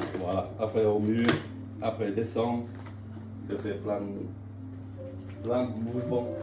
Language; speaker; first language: French; non-native, fluent; Vietnamese